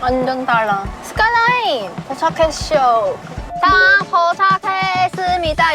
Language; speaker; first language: Korean; non-native, fluent; Chinese